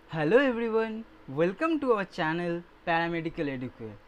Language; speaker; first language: English; non-native, local second language; Bangla